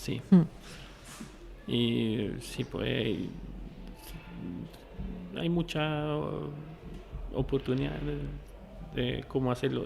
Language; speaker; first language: Spanish; non-native, fluent; Norwegian